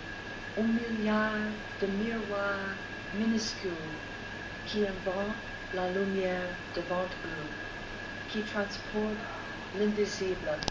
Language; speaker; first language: French; non-native, fluent; English